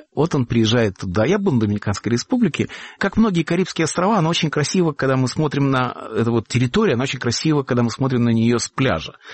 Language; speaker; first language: Russian; native; Russian